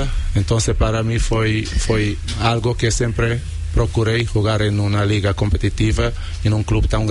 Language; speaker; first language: Spanish; non-native, fluent; Portuguese